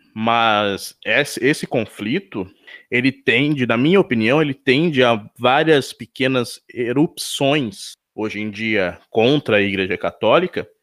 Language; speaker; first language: Portuguese; native; Portuguese